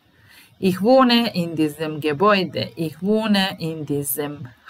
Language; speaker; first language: German; non-native, fluent; Serbian